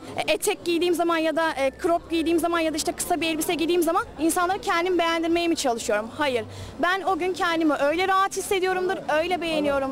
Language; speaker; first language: Turkish; native; Turkish